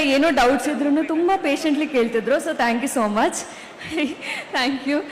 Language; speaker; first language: Kannada; non-native, local second language; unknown